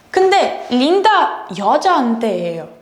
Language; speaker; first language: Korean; non-native, learner; Portuguese